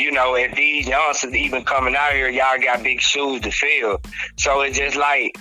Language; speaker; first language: English; native; English